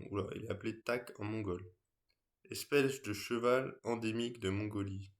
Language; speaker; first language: French; native; French